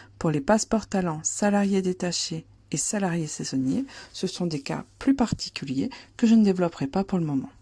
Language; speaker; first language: French; native; French